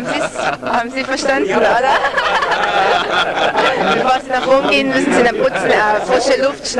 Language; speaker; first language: German; early bilingual, other home language; Italian